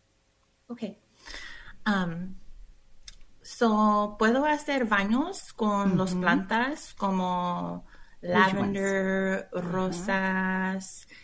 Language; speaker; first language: Spanish; non-native, learner; English